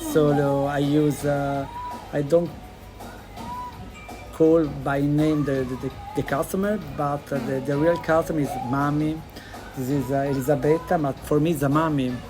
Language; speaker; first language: English; non-native, learner; Italian